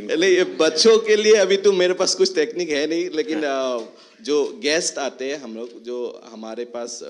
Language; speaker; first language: Hindi; non-native, local second language; Assamese